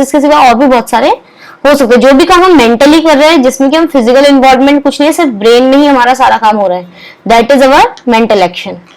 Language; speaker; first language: Hindi; native; Hindi